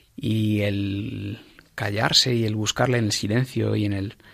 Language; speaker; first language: Spanish; native; Spanish